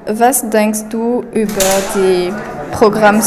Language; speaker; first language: German; non-native, learner; French